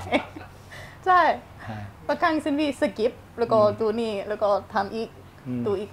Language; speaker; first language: Thai; non-native, learner; English